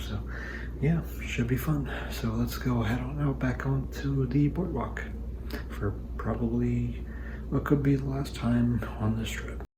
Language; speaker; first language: English; native; English